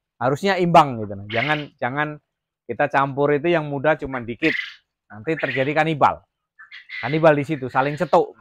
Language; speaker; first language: Indonesian; native; Indonesian